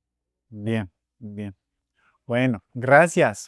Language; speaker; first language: Spanish; non-native, fluent; English